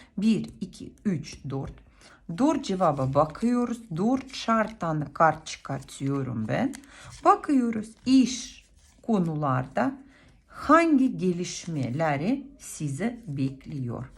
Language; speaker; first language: Turkish; non-native, fluent; Russian